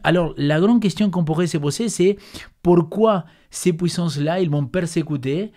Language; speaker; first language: French; non-native, fluent; Spanish